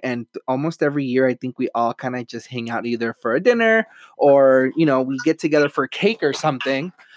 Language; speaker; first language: English; early bilingual, other home language; Spanish